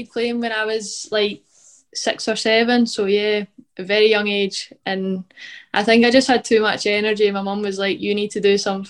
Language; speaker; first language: English; native; English